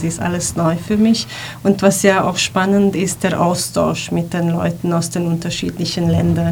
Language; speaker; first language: German; non-native, fluent; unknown